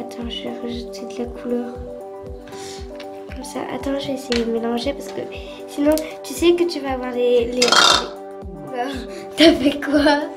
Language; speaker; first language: French; native; French